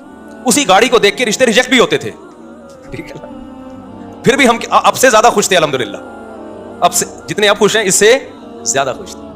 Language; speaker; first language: Urdu; native; Urdu